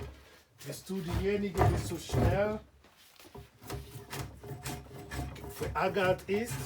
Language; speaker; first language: German; non-native, learner; Igbo